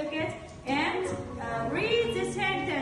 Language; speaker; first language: English; non-native, fluent; Uzbek